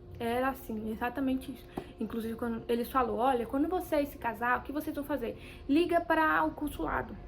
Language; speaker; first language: Portuguese; native; Portuguese